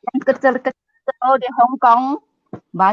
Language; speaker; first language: Indonesian; non-native, learner; Cantonese